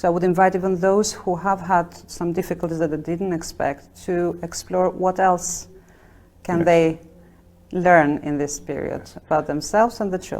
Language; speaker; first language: English; non-native, fluent; Albanian